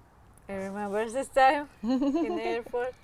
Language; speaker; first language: English; non-native, learner; Ukrainian